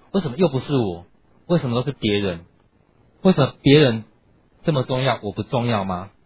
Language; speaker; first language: Chinese; native; Chinese